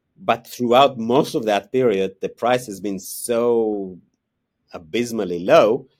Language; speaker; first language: English; non-native, fluent; Hebrew